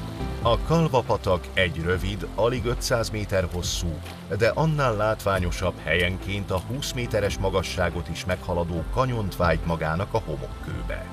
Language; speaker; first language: Hungarian; native; Hungarian